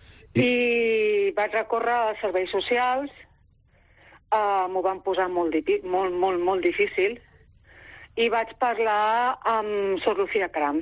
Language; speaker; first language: Catalan; non-native, local second language; Spanish